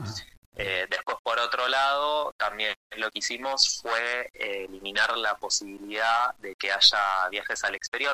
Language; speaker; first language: Spanish; native; Spanish